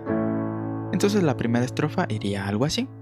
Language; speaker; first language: Spanish; native; Spanish